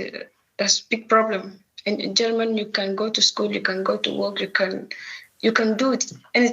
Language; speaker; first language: English; non-native, local second language; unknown